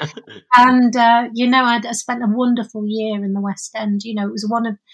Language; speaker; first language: English; native; English